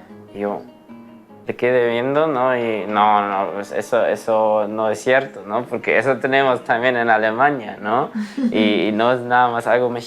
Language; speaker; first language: Spanish; non-native, fluent; German